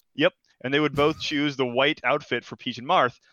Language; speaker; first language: English; non-native, fluent; Portuguese